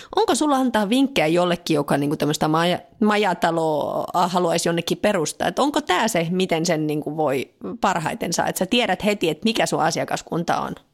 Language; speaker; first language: Finnish; native; Finnish